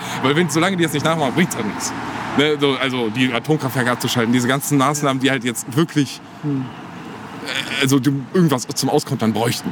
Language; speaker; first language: German; native; German